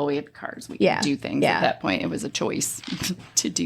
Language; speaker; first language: English; native; English